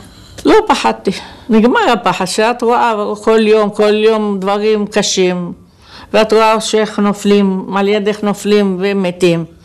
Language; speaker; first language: Hebrew; non-native, local second language; Arabic